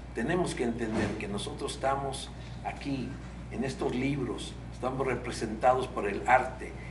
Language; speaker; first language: Spanish; early bilingual, heritage; Spanish